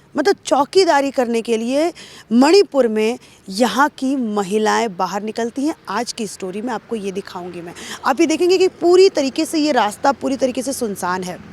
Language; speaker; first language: Hindi; native; Hindi